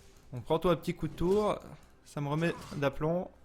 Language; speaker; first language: French; native; French